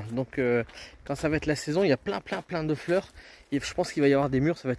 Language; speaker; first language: French; native; French